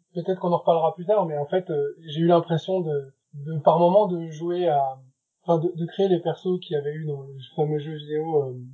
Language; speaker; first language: French; native; French